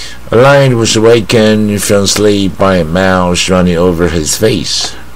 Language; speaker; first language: English; non-native, fluent; Chinese